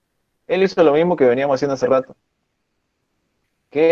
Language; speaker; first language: Spanish; native; Spanish